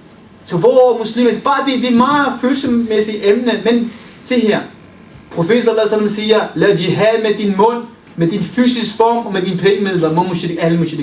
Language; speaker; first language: Danish; early bilingual, other home language; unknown